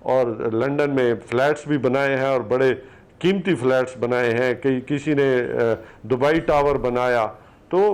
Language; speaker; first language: Urdu; non-native, local second language; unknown